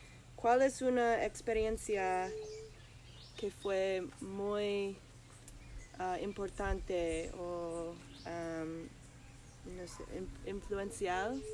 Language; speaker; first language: Spanish; non-native, learner; English